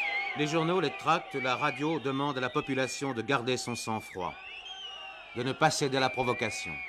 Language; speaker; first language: French; native; French